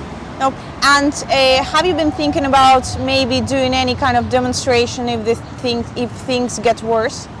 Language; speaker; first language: English; non-native, fluent; Spanish